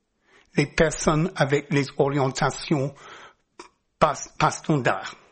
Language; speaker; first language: French; non-native, fluent; English